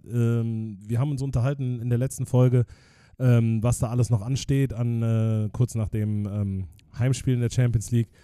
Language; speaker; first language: German; native; German